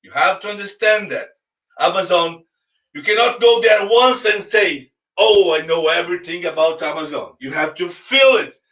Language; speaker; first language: English; non-native, fluent; Portuguese